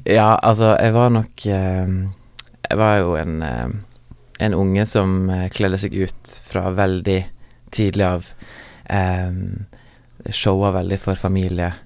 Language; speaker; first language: Norwegian; native; Norwegian